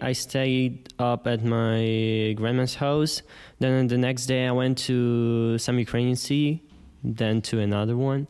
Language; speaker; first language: English; non-native, fluent; Ukrainian